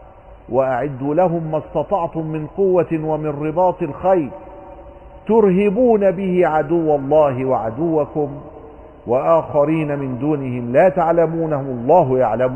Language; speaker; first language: Arabic; native; Arabic